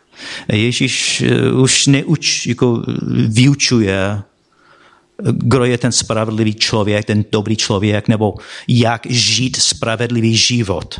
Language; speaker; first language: Czech; non-native, fluent; English